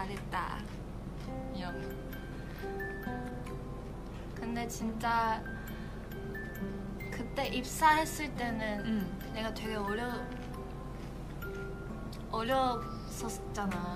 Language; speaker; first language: Korean; non-native, fluent; Chinese